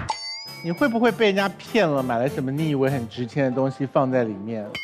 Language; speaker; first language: Chinese; native; Chinese